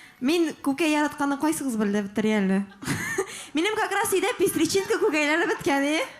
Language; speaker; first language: Tatar; native; Tatar